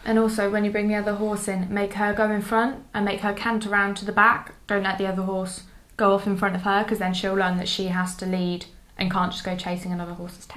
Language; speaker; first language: English; native; English